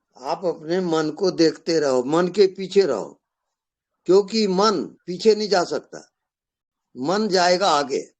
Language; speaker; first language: Hindi; native; Hindi